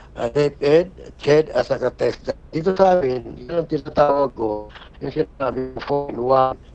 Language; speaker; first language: Filipino; non-native, local second language; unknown